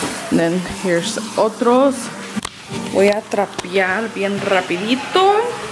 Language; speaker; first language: Spanish; early bilingual, other home language; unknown